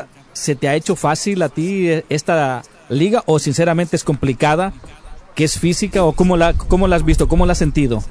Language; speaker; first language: Spanish; native; Spanish